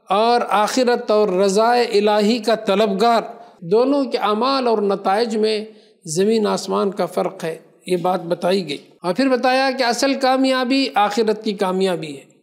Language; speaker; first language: Urdu; native; Urdu